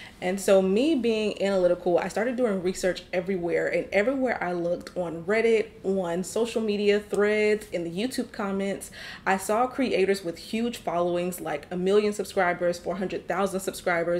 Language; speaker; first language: English; native; English